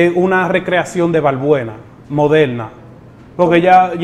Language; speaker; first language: Spanish; native; Spanish